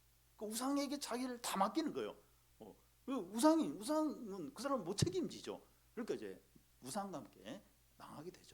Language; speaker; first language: Korean; native; Korean